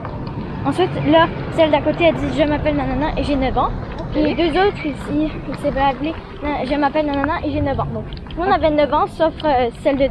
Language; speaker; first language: French; native; French